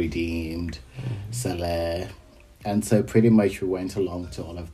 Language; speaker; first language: English; non-native, local second language; Yoruba